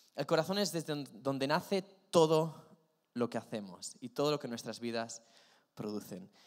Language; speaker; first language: Spanish; native; Spanish